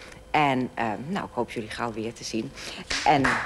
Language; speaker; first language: Dutch; native; Dutch